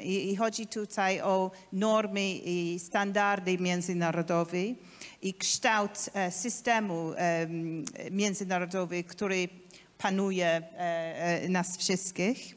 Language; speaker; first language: Polish; non-native, learner; English